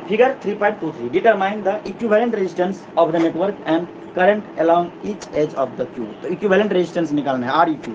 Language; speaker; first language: Hindi; native; Hindi